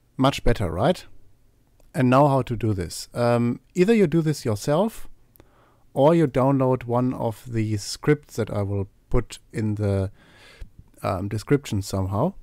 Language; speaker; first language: English; non-native, fluent; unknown